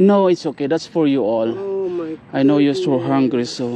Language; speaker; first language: English; non-native, learner; Filipino